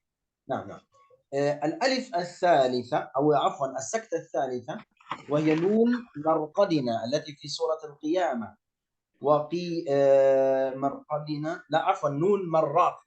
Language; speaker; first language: Arabic; native; Arabic